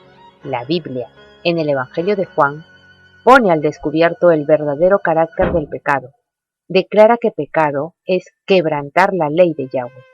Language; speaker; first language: Spanish; native; Spanish